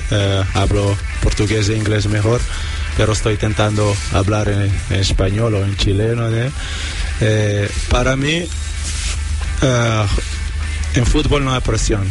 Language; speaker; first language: Spanish; non-native, learner; Kabuverdianu